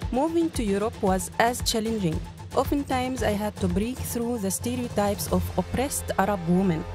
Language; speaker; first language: English; non-native, fluent; Arabic